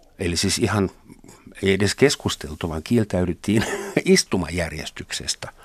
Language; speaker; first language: Finnish; non-native, fluent; German